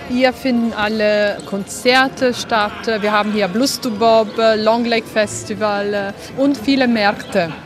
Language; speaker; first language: German; non-native, local second language; Italian